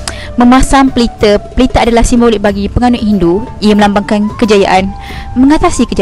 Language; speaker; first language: Malay; native; Malay